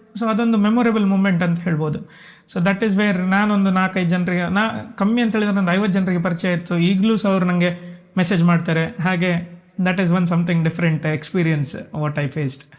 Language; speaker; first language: Kannada; native; Kannada